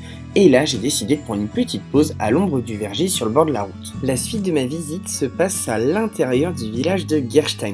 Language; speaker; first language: French; native; French